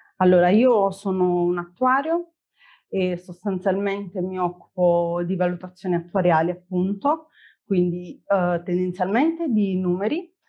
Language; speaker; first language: Italian; native; Italian